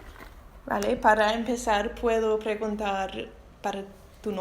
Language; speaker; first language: Spanish; non-native, learner; English